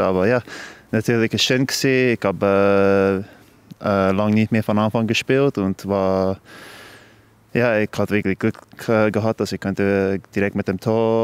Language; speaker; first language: German; non-native, learner; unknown